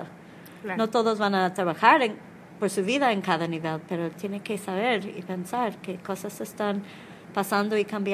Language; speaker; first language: Spanish; non-native, learner; English